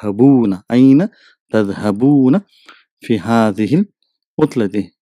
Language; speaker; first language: Arabic; non-native, fluent; English